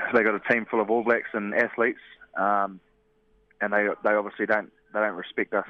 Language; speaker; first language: English; native; English